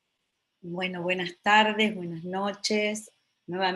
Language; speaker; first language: Spanish; native; Spanish